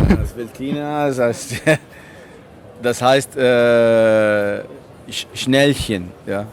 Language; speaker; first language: German; non-native, fluent; Italian